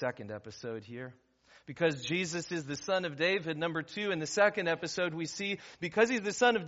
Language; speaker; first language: English; native; English